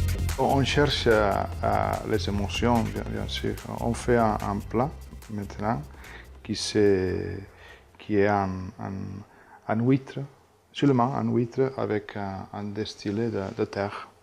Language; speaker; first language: French; non-native, fluent; Catalan